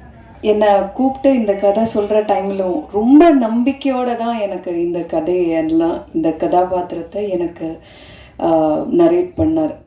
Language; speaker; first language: Tamil; non-native, fluent; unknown